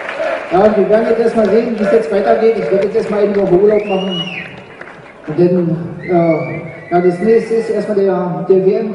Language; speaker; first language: German; native; German